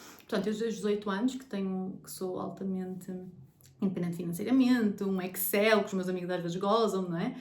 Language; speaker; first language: Portuguese; native; Portuguese